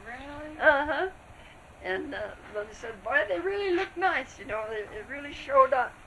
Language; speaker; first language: English; native; English